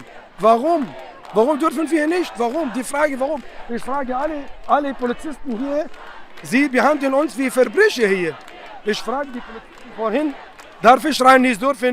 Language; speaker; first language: German; non-native, fluent; Arabic